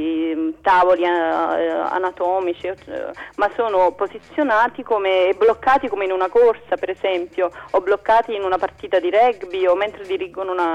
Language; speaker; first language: Italian; native; Italian